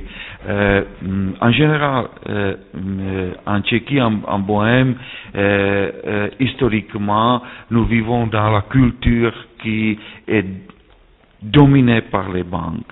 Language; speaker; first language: French; non-native, fluent; Czech